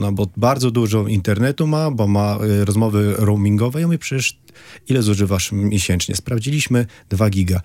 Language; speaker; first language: Polish; native; Polish